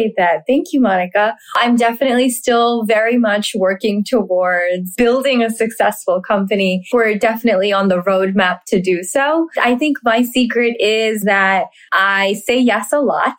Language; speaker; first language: English; early bilingual, other home language; Hindi